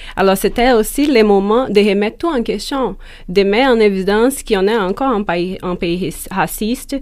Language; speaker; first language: French; non-native, fluent; Portuguese